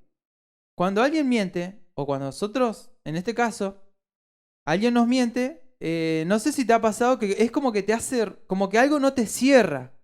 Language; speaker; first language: Spanish; native; Spanish